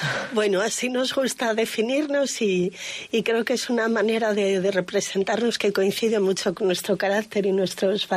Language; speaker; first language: Spanish; native; Spanish